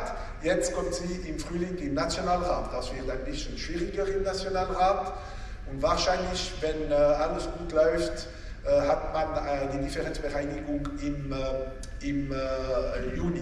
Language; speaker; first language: German; non-native, local second language; French